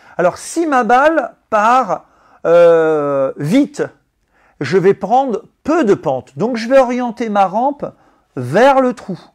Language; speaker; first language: French; native; French